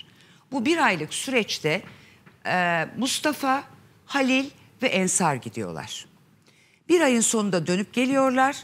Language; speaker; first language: Turkish; native; Turkish